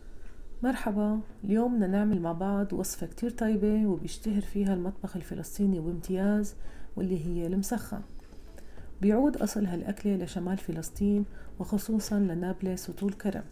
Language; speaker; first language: Arabic; native; Arabic